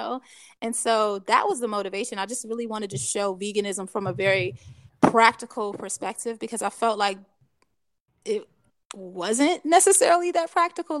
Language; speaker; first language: English; native; English